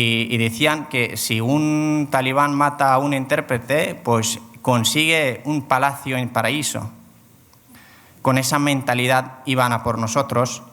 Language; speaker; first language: Spanish; non-native, fluent; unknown